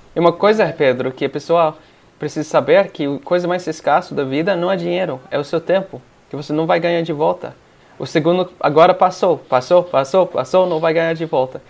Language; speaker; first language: Portuguese; non-native, fluent; English